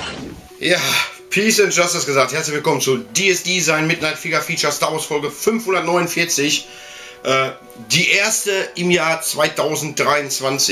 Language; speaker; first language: German; native; German